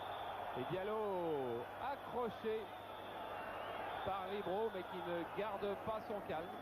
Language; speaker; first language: French; native; French